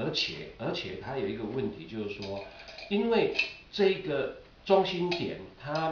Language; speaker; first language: Chinese; native; Chinese